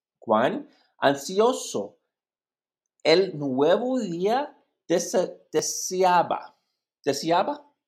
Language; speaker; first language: Spanish; non-native, learner; English